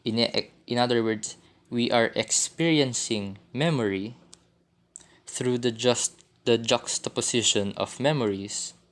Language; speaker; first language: English; non-native, local second language; Filipino